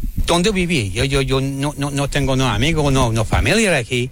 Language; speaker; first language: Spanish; non-native, learner; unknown